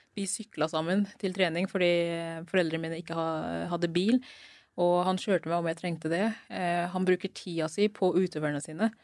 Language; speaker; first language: Norwegian; early bilingual, other home language; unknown